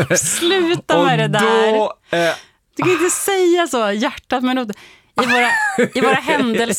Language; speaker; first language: Swedish; native; Swedish